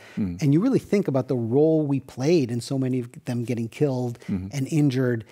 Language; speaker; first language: English; native; English